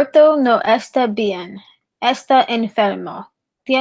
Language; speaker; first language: Spanish; non-native, learner; English